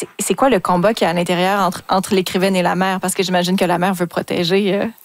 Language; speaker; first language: French; native; French